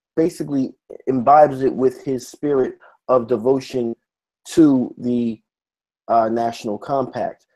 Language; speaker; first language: English; native; English